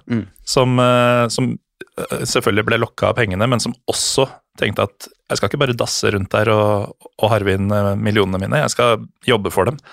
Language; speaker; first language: Norwegian; native; Norwegian